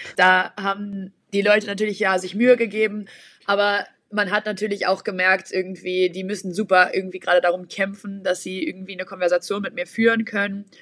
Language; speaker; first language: German; native; German